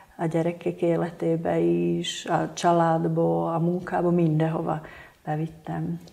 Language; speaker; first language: Hungarian; non-native, local second language; Slovak